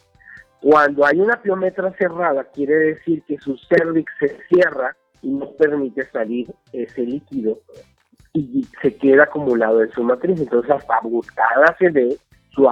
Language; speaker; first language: Spanish; native; Spanish